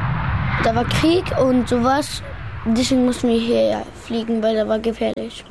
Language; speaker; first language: German; early bilingual, other home language; Pashto